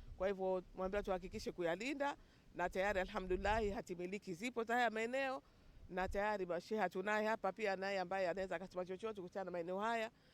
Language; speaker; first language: Swahili; native; Swahili